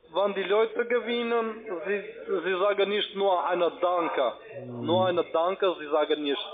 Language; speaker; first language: German; non-native, learner; Albanian